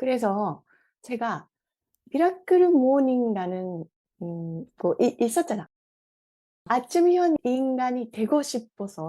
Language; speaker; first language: Korean; non-native, fluent; Japanese